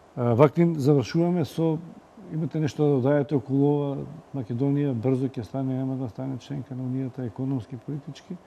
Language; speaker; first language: Macedonian; native; Macedonian